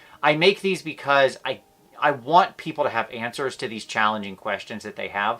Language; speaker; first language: English; native; English